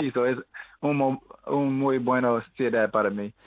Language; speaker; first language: Spanish; non-native, learner; English